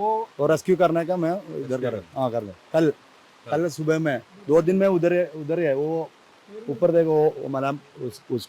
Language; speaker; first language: Hindi; non-native, local second language; Malayalam